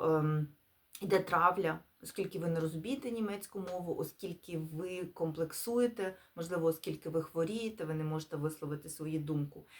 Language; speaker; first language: Ukrainian; non-native, local second language; Russian